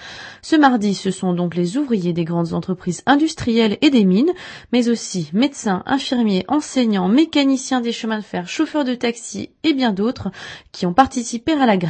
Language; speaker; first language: French; native; French